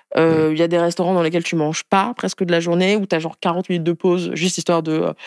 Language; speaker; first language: French; native; French